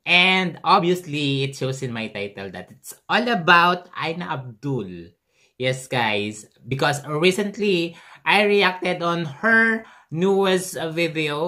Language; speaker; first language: English; non-native, local second language; Filipino